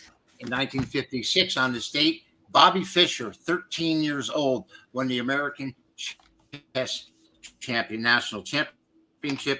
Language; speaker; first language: English; native; English